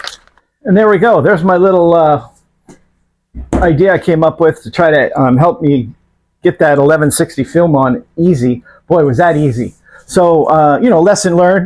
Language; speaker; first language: English; native; English